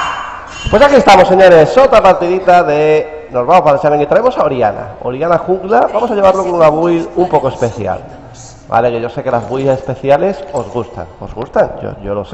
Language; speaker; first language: Spanish; native; Spanish